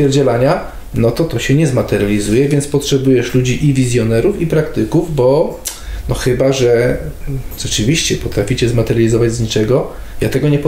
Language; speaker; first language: Polish; native; Polish